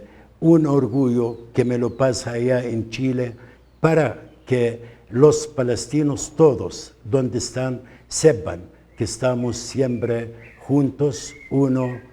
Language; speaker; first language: Spanish; non-native, fluent; Arabic